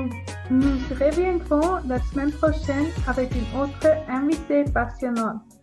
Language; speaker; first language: French; non-native, learner; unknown